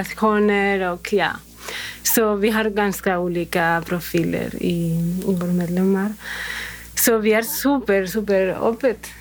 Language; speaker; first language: Swedish; non-native, fluent; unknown